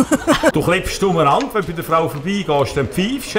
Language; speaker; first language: German; native; German